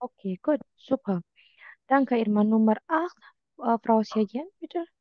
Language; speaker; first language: German; non-native, fluent; Indonesian